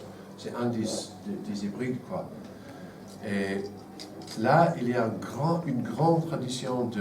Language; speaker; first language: French; non-native, fluent; English